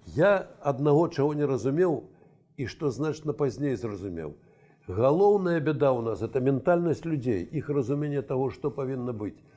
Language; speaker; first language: Belarusian; native; Belarusian